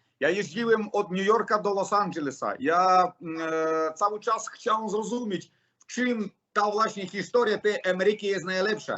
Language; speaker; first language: Polish; non-native, learner; Russian